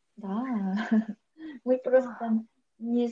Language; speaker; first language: Russian; non-native, learner; Korean